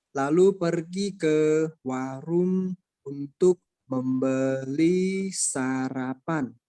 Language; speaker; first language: Indonesian; non-native, learner; Chinese